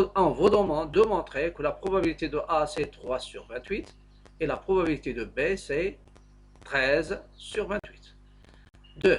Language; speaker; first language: French; non-native, local second language; Arabic